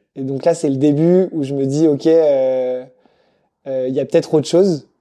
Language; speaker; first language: French; native; French